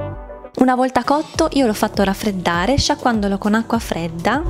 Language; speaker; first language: Italian; native; Italian